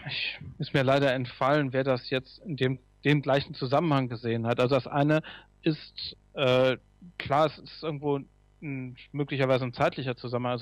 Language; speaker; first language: German; native; German